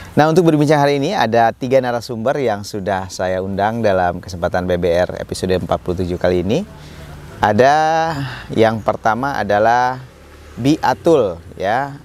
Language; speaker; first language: Indonesian; native; Indonesian